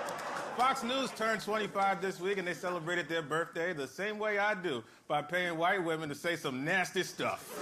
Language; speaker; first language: English; native; English